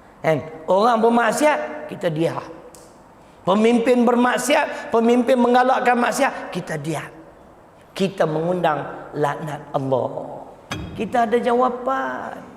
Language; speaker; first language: Malay; native; Malay